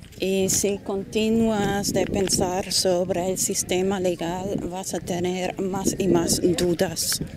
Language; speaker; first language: Spanish; non-native, fluent; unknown